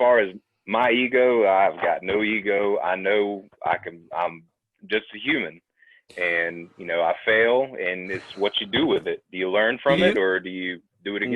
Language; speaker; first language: English; native; English